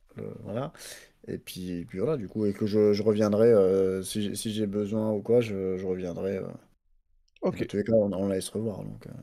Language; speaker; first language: French; native; French